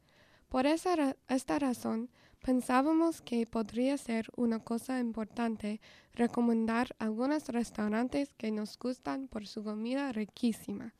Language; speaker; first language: Spanish; non-native, fluent; English